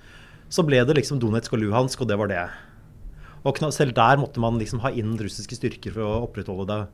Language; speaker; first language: Norwegian; native; Norwegian